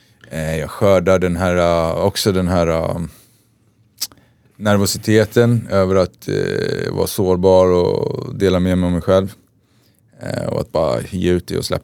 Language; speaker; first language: Swedish; native; Swedish